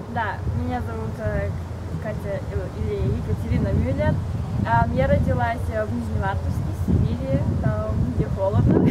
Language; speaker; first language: Russian; early bilingual, other home language; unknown